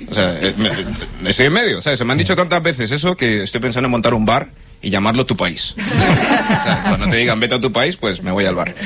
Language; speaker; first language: Spanish; early bilingual, other home language; English